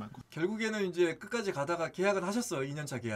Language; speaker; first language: Korean; native; Korean